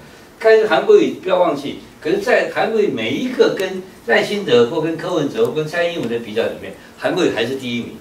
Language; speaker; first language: Chinese; native; Chinese